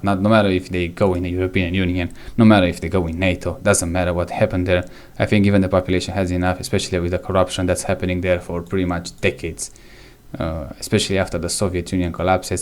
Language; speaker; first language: English; non-native, fluent; Romanian